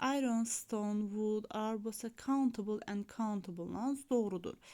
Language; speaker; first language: English; non-native, fluent; Azerbaijani